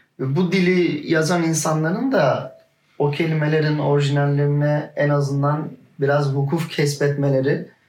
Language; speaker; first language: Turkish; native; Turkish